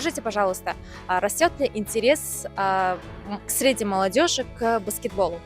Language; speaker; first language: Russian; native; Russian